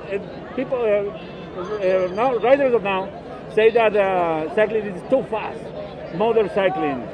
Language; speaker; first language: English; non-native, learner; Spanish